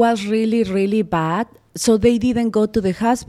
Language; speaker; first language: English; non-native, fluent; Spanish